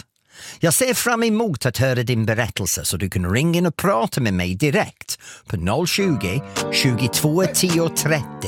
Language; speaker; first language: Swedish; non-native, fluent; English